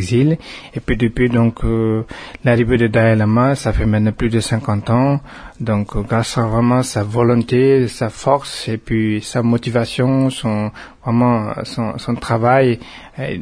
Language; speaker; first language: French; non-native, fluent; Tibetan